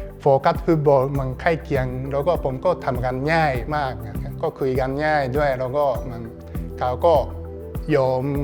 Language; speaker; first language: Thai; non-native, learner; Japanese